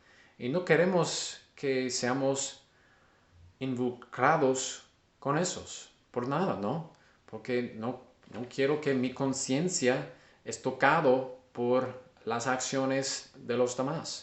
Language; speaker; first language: Spanish; non-native, learner; English